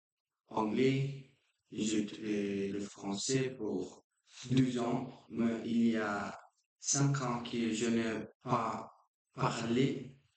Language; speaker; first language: French; non-native, learner; Portuguese